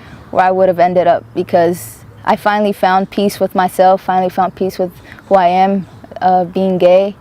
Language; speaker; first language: English; native; English